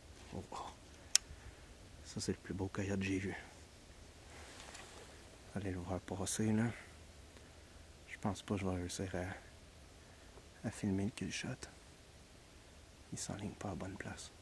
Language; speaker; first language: French; native; French